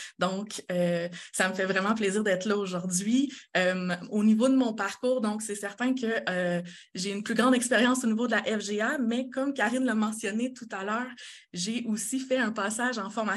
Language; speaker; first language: French; native; French